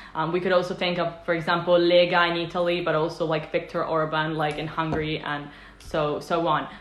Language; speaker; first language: English; non-native, fluent; Italian